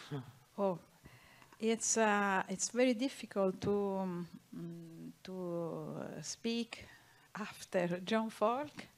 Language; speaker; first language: English; non-native, learner; Italian